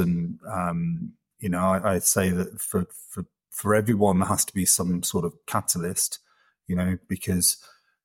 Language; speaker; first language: English; native; English